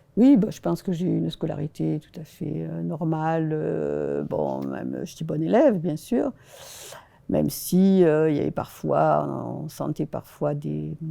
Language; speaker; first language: French; early bilingual, other home language; Spanish